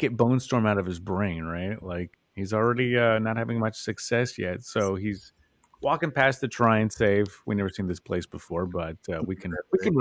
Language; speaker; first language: English; native; English